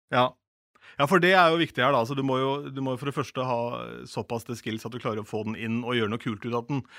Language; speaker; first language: Norwegian; native; Norwegian